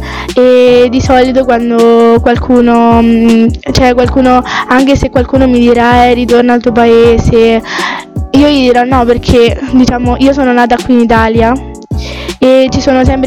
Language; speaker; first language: Italian; early bilingual, other home language; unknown